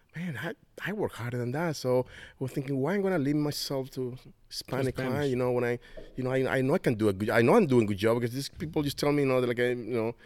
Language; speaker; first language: English; non-native, fluent; Spanish